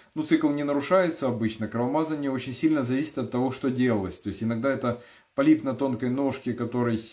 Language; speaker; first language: Ukrainian; non-native, local second language; Russian